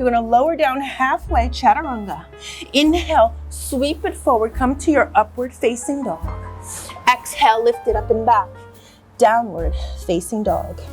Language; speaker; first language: English; native; English